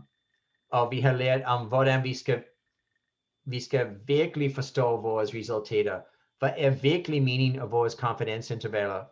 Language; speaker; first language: Danish; non-native, fluent; English